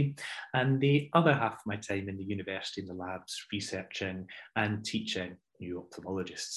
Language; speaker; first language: English; native; English